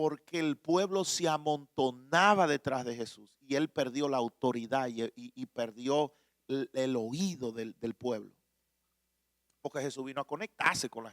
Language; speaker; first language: Spanish; native; Spanish